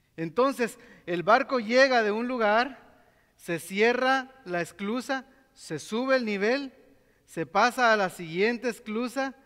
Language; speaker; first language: Spanish; native; Spanish